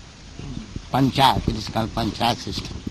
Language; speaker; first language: English; non-native, local second language; Bangla